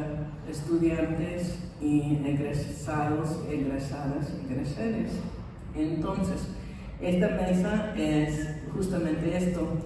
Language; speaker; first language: Spanish; non-native, fluent; English